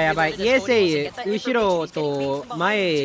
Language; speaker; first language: Japanese; non-native, learner; Filipino